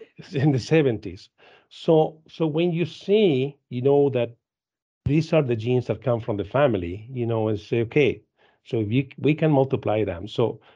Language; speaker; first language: English; non-native, fluent; Spanish